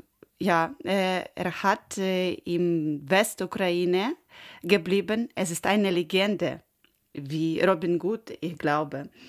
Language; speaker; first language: German; non-native, learner; Ukrainian